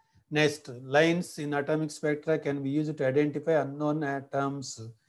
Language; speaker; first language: English; non-native, local second language; Telugu